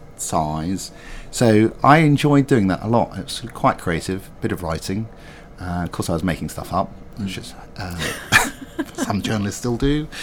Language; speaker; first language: English; native; English